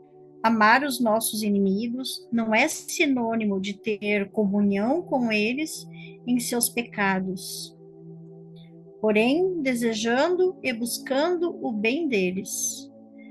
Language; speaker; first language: Portuguese; native; Portuguese